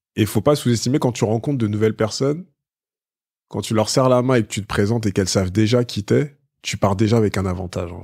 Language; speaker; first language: French; native; French